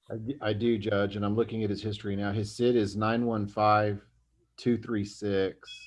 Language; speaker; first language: English; native; English